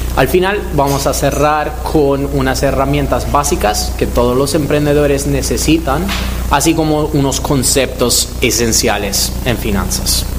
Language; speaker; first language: Spanish; non-native, fluent; Italian